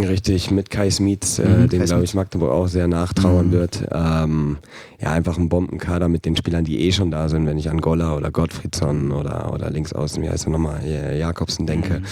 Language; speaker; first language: German; native; German